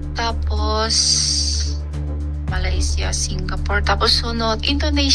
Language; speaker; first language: Filipino; non-native, learner; Chinese